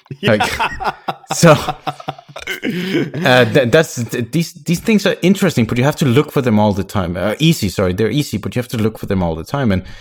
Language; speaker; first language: English; non-native, fluent; Danish